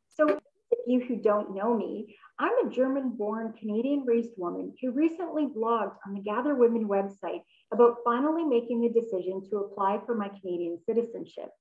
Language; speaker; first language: English; native; English